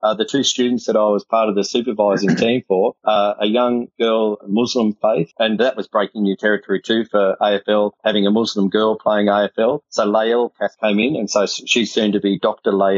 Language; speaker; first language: English; native; English